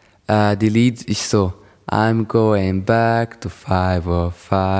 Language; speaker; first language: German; non-native, learner; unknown